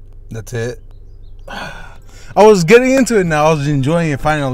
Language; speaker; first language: English; early bilingual, other home language; Spanish